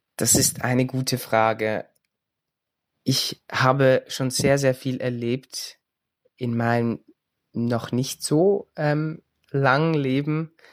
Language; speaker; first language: German; native; German